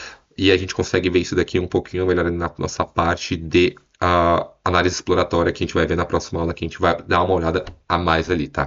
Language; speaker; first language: Portuguese; native; Portuguese